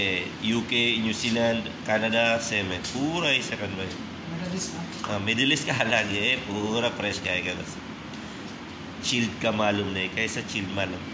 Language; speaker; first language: Hindi; non-native, learner; Filipino